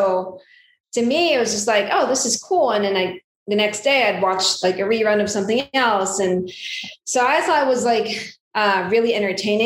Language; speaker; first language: English; non-native, local second language; Filipino